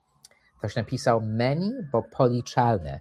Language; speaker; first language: Polish; early bilingual, heritage; English